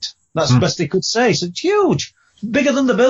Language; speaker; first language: English; native; English